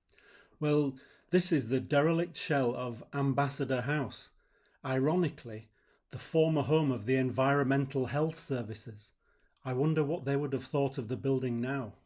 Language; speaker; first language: English; native; English